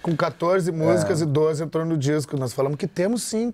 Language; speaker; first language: Portuguese; native; Portuguese